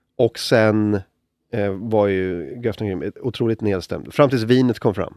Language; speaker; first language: Swedish; native; Swedish